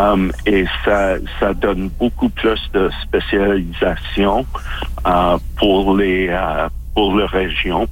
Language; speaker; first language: French; non-native, local second language; English